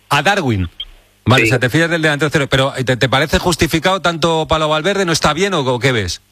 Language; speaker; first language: Spanish; native; Spanish